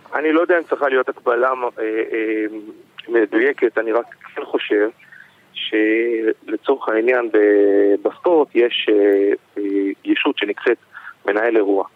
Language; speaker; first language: Hebrew; native; Hebrew